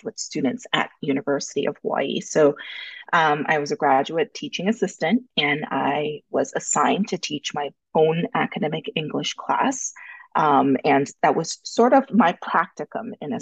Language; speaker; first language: English; early bilingual, other home language; Korean